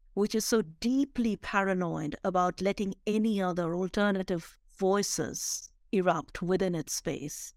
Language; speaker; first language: English; non-native, local second language; Bangla